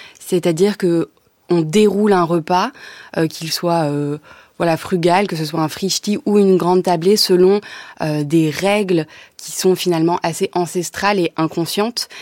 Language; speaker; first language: French; native; French